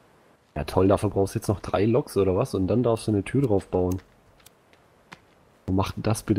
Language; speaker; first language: German; native; German